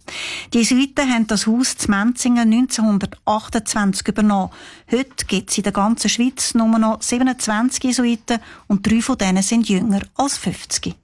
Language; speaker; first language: German; native; German